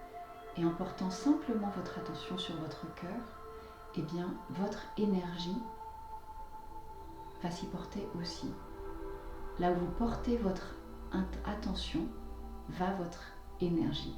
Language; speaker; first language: French; native; French